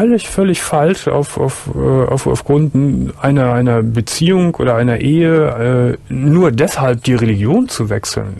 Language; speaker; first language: German; native; German